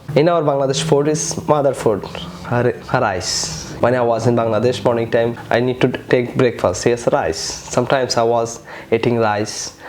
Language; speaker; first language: English; non-native, local second language; Bangla